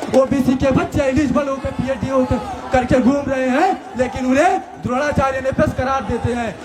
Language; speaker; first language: Hindi; native; Hindi